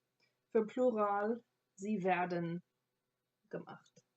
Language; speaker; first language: German; non-native, fluent; English